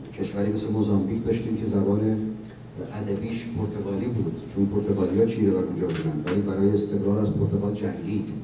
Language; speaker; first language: Persian; native; Persian